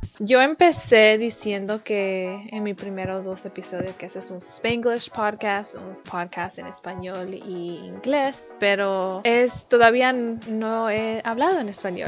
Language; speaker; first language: Spanish; early bilingual, heritage; Spanish